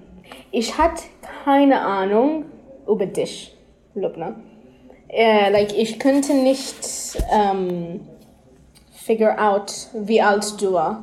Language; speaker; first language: German; non-native, learner; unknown